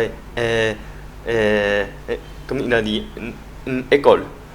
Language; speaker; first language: French; non-native, learner; Japanese